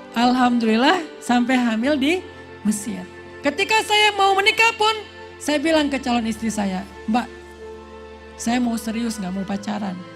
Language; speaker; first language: Indonesian; native; Indonesian